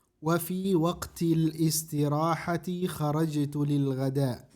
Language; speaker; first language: Arabic; non-native, fluent; Indonesian